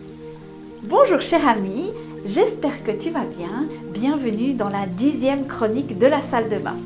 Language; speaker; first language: French; native; French